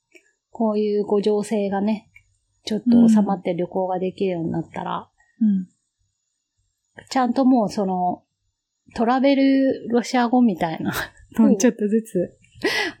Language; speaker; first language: Japanese; native; Japanese